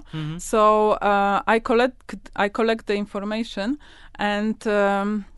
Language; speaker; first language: English; non-native, learner; Polish